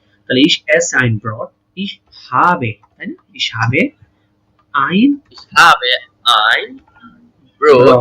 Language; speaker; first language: German; non-native, learner; Bangla